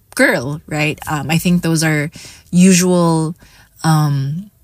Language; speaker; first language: English; non-native, local second language; Hiligaynon